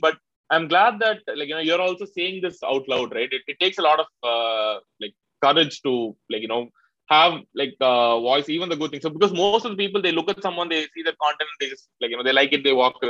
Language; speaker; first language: English; non-native, local second language; Tamil